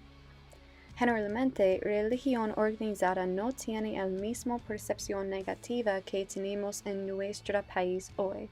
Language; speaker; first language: Spanish; non-native, learner; English